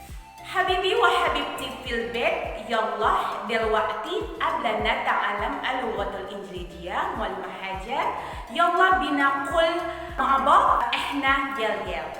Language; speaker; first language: Arabic; non-native, learner; Indonesian